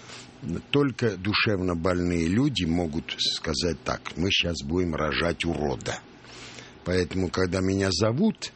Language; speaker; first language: Russian; non-native, local second language; Armenian